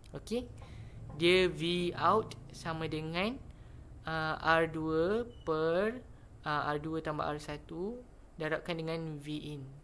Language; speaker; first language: Malay; native; Malay